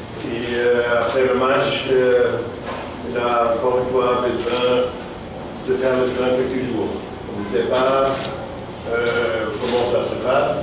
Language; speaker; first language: French; non-native, fluent; German